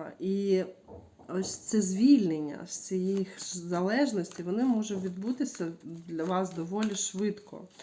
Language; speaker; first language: Ukrainian; non-native, local second language; Russian